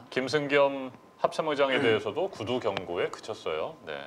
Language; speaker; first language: Korean; native; Korean